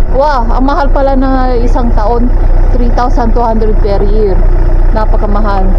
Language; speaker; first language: Filipino; native; Filipino